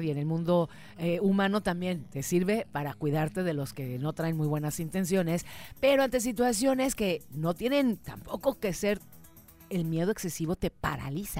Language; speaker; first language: Spanish; native; Spanish